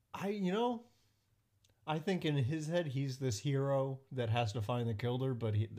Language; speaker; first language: English; native; English